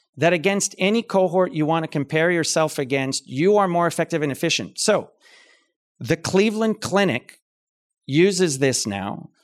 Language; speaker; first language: English; native; English